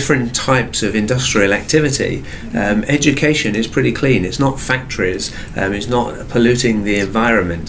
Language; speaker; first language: English; native; English